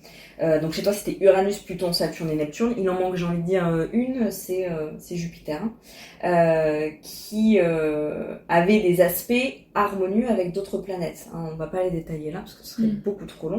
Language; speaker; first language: French; native; French